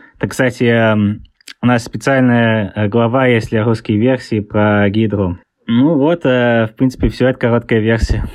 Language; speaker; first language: Russian; early bilingual, heritage; Russian